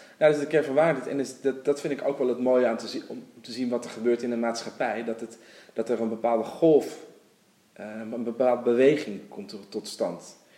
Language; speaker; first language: Dutch; native; Dutch